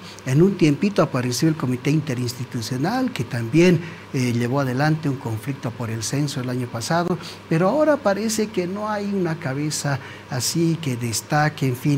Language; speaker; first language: Spanish; native; Spanish